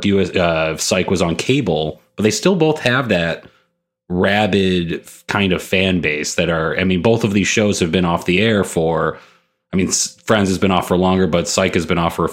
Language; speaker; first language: English; native; English